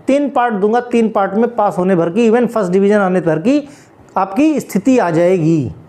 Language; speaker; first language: Hindi; native; Hindi